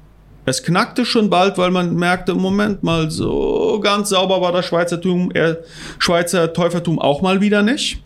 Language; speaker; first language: German; non-native, local second language; Plautdietsch